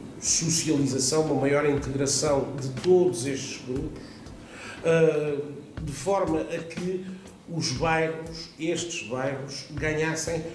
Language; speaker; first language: Portuguese; non-native, fluent; Italian